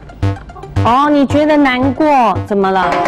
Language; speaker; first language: Chinese; native; Chinese